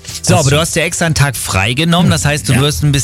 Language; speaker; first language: German; native; German